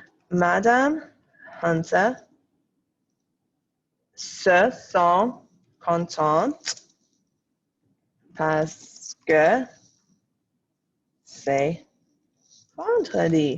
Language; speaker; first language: French; non-native, fluent; English